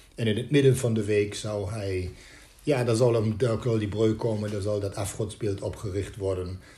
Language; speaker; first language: Dutch; native; Dutch